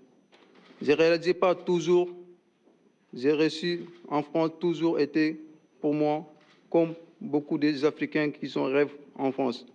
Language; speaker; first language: French; non-native, learner; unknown